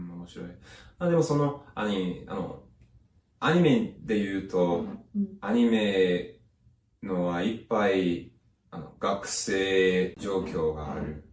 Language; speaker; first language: Japanese; non-native, learner; English